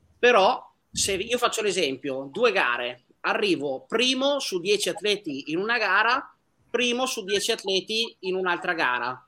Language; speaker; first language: Italian; native; Italian